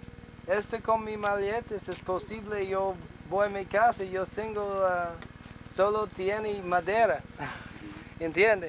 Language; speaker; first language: Spanish; non-native, learner; English